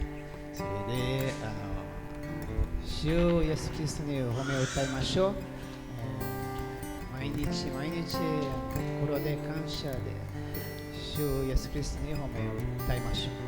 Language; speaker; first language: Japanese; early bilingual, heritage; Portuguese